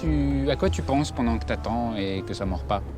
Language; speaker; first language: French; native; French